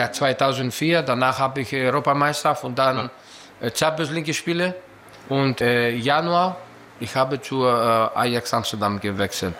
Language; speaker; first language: German; non-native, fluent; Greek